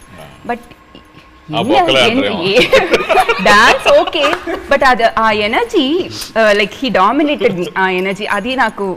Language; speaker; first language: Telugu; non-native, learner; Tamil